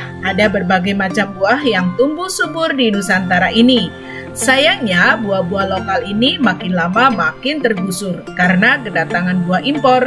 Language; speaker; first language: Indonesian; native; Indonesian